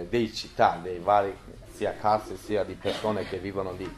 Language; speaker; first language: Italian; non-native, learner; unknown